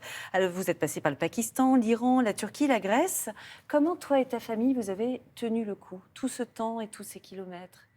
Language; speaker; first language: French; native; French